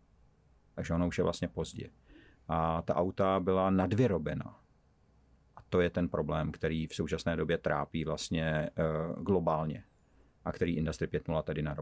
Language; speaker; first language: Czech; native; Czech